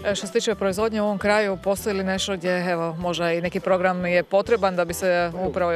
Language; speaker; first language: Croatian; native; Croatian